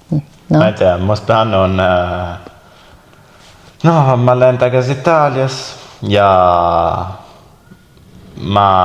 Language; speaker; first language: Estonian; non-native, learner; Italian